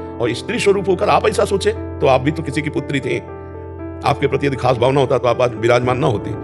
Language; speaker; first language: Hindi; native; Hindi